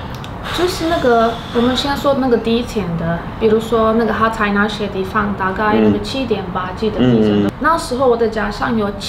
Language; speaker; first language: Chinese; non-native, fluent; Turkish